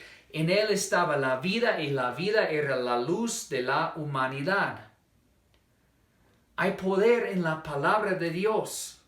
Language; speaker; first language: Spanish; non-native, fluent; English